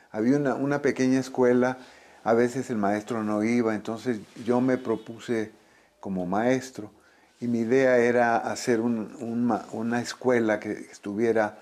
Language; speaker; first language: Spanish; native; Spanish